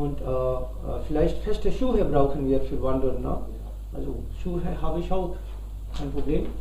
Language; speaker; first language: German; non-native, fluent; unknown